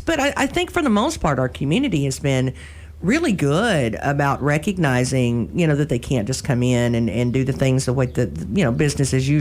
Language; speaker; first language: English; native; English